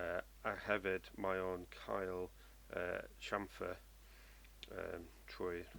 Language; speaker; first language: Welsh; non-native, learner; English